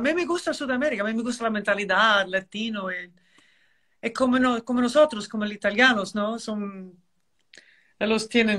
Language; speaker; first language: Spanish; non-native, learner; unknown